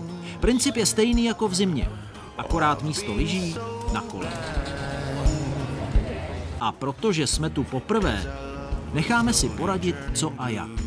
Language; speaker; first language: Czech; native; Czech